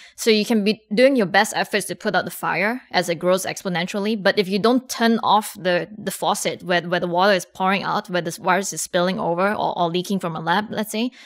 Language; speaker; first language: English; native; English